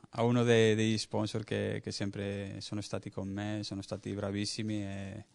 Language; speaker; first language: Italian; non-native, learner; Spanish